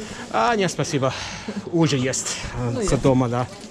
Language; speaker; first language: Russian; non-native, learner; English